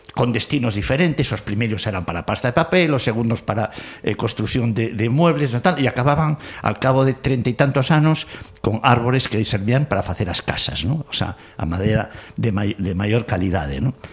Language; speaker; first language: Galician; non-native, local second language; Spanish